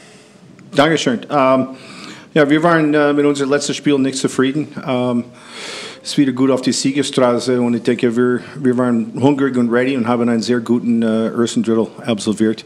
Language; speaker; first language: German; non-native, fluent; English